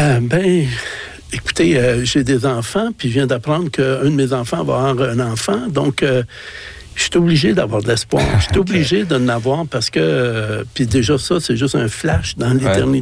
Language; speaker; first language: French; native; French